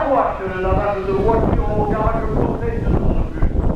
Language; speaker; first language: French; native; French